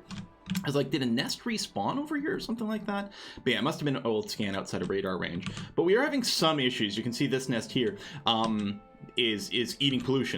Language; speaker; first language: English; native; English